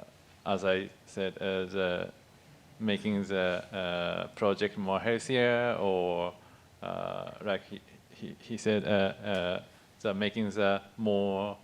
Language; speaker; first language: English; non-native, fluent; Japanese